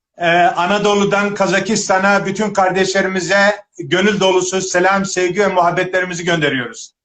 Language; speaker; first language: Turkish; native; Turkish